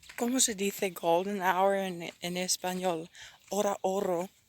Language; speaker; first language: Spanish; non-native, learner; English